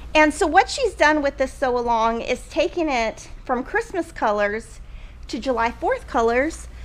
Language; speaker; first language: English; native; English